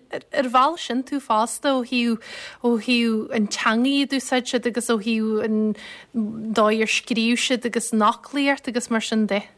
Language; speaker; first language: Irish; native; Irish